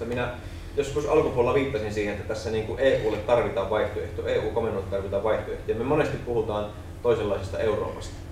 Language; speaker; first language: Finnish; native; Finnish